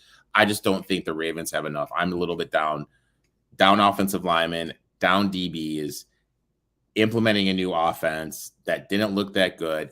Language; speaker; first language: English; native; English